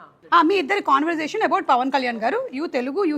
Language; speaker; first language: Telugu; native; Telugu